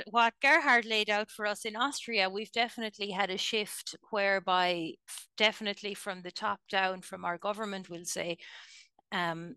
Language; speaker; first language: English; native; English